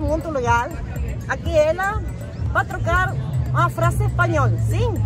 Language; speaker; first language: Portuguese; non-native, learner; Spanish